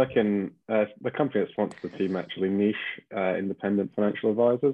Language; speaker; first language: English; native; English